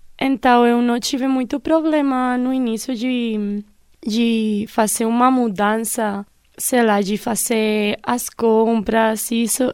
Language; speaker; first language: Portuguese; non-native, fluent; Spanish